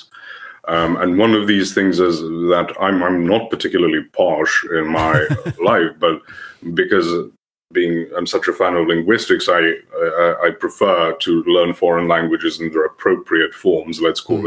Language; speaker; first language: English; non-native, fluent; Serbian